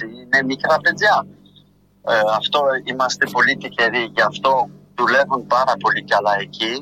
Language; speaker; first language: Greek; non-native, fluent; French